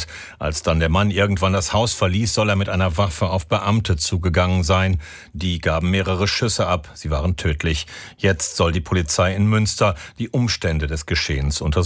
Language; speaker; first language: German; native; German